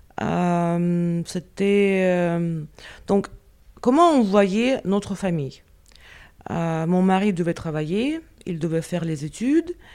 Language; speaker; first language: French; non-native, fluent; Russian